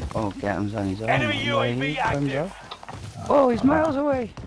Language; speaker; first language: English; native; English